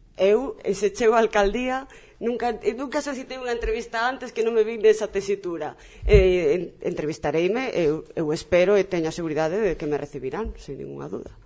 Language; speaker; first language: Galician; non-native, local second language; Spanish